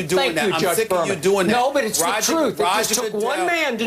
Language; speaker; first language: English; native; English